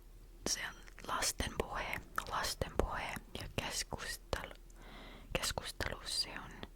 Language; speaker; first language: Finnish; non-native, learner; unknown